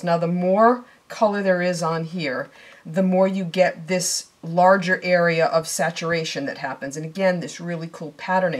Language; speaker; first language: English; native; English